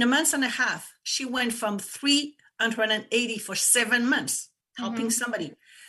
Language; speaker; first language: English; non-native, fluent; French